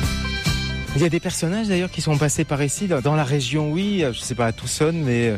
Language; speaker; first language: French; native; French